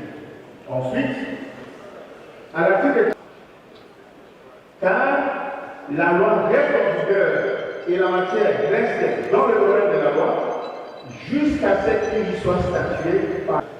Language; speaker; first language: French; native; French